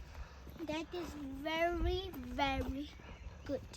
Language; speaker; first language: English; non-native, learner; Tibetan